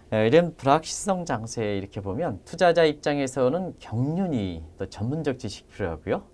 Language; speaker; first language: Korean; native; Korean